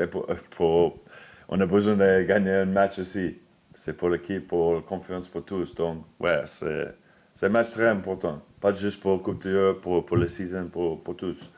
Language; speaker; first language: French; non-native, fluent; English